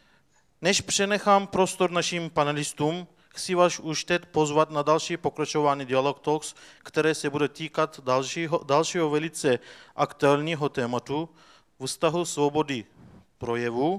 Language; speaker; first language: Czech; non-native, fluent; Turkish